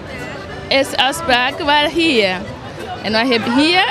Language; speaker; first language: Dutch; non-native, learner; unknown